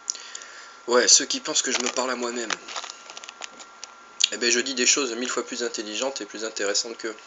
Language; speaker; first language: French; native; French